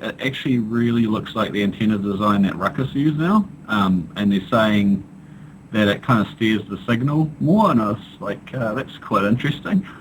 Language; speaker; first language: English; native; English